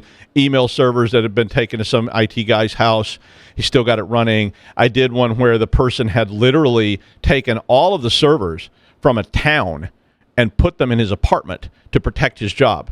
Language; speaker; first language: English; native; English